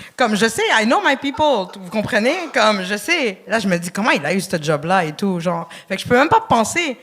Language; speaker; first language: French; early bilingual, other home language; Arabic